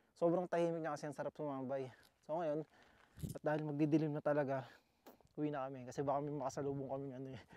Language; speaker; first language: Filipino; native; Filipino